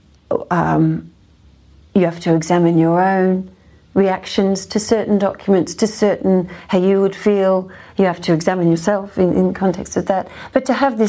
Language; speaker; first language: English; native; English